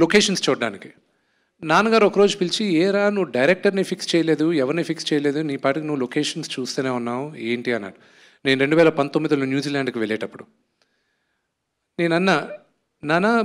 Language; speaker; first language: Telugu; native; Telugu